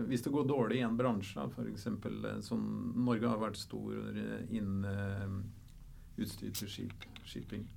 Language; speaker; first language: Norwegian; native; Norwegian